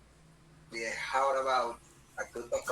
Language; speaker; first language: English; non-native, learner; Spanish